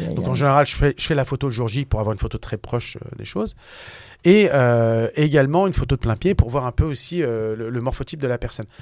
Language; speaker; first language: French; native; French